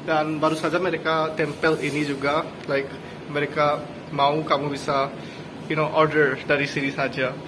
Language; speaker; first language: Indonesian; non-native, learner; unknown